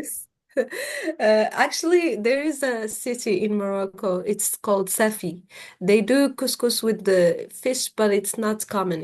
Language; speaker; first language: English; non-native, fluent; Arabic